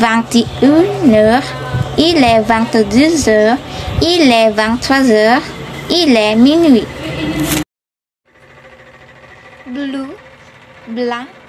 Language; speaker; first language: French; non-native, learner; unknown